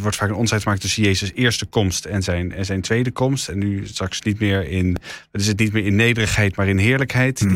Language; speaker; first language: Dutch; native; Dutch